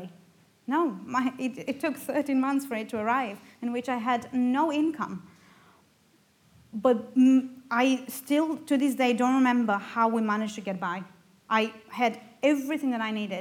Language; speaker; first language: English; non-native, fluent; Romanian